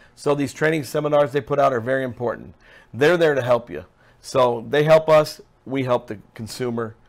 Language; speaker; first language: English; native; English